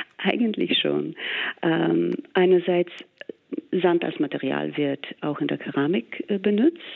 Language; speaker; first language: German; non-native, fluent; English